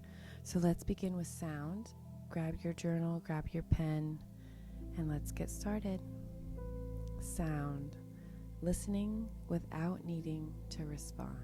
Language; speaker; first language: English; native; English